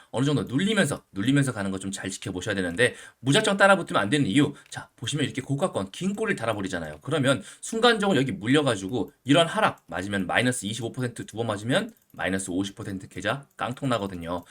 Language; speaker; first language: Korean; native; Korean